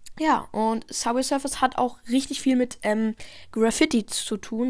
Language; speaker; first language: German; native; German